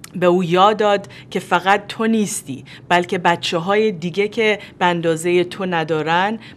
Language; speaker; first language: Persian; native; Persian